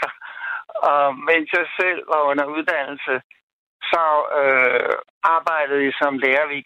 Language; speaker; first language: Danish; native; Danish